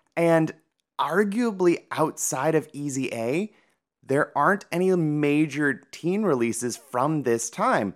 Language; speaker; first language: English; native; English